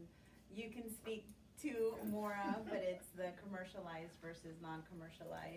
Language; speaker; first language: English; native; English